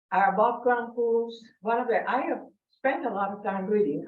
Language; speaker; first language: English; non-native, fluent; Spanish